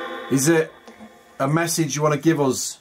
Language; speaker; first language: English; native; English